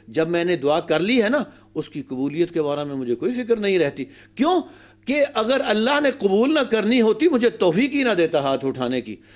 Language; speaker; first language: Urdu; native; Urdu